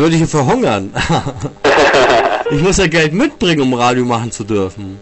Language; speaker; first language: German; native; German